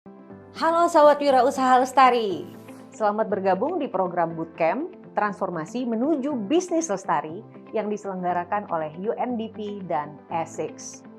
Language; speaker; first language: Indonesian; native; Indonesian